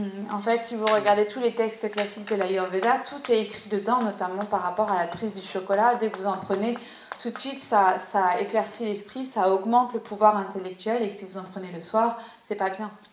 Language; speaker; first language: French; native; French